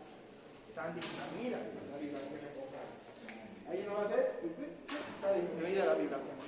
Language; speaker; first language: Spanish; native; Spanish